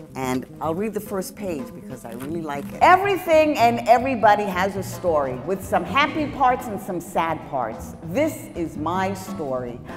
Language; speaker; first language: English; native; English